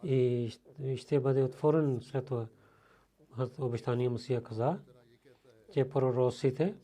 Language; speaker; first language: Bulgarian; non-native, learner; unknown